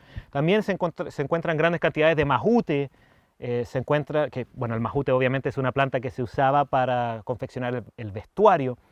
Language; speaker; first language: Spanish; native; Spanish